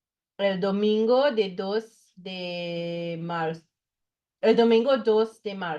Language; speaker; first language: Spanish; non-native, fluent; English